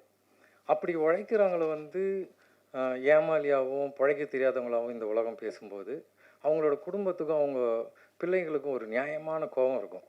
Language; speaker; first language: Tamil; native; Tamil